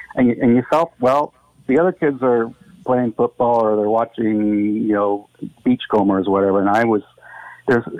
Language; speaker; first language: English; native; English